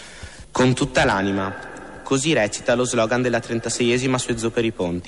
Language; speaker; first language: Italian; native; Italian